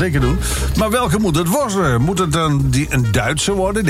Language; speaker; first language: Dutch; native; Dutch